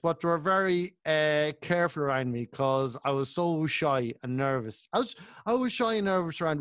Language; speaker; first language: English; native; English